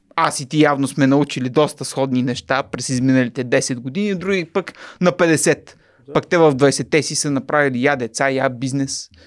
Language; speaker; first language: Bulgarian; native; Bulgarian